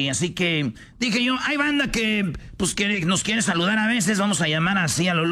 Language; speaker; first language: Spanish; native; Spanish